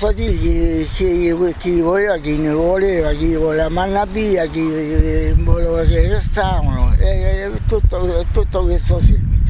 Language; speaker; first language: Italian; native; Italian